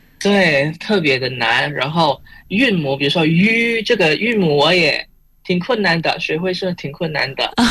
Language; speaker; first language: Chinese; non-native, fluent; Min Nan Chinese